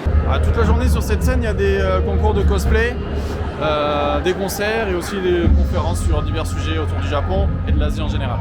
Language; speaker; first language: French; native; French